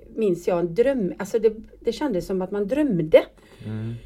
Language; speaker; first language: Swedish; native; Swedish